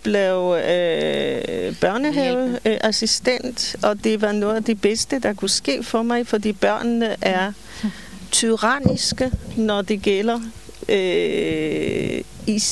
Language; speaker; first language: Danish; non-native, fluent; Polish